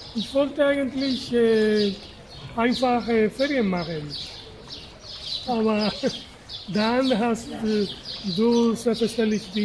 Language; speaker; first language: German; non-native, fluent; Spanish